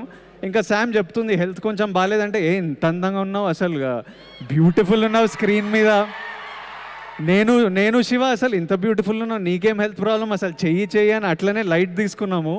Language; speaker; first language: Telugu; native; Telugu